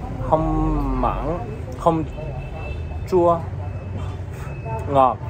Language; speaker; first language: Vietnamese; non-native, learner; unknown